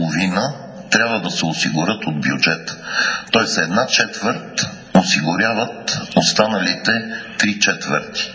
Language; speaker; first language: Bulgarian; native; Bulgarian